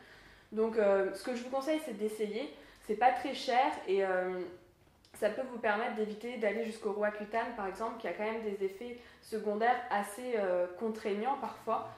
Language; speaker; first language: French; native; French